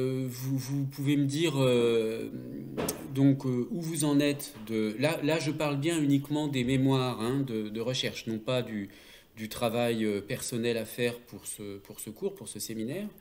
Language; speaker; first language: French; native; French